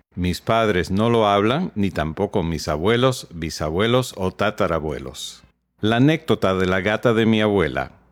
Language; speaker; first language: Spanish; non-native, fluent; English